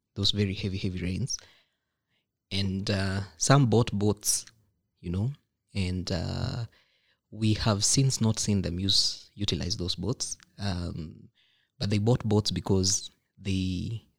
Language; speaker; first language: English; non-native, local second language; Kikuyu